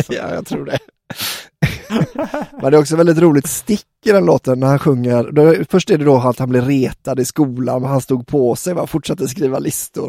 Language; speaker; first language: Swedish; native; Swedish